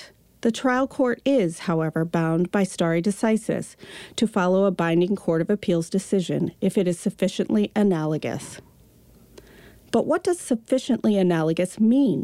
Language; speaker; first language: English; native; English